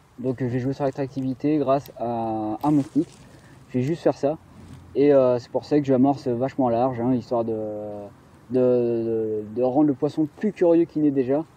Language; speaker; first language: French; native; French